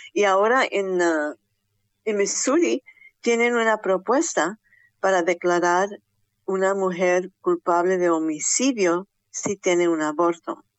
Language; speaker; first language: Spanish; early bilingual, heritage; Spanish